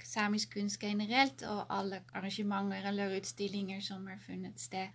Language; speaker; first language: Norwegian; non-native, fluent; Dutch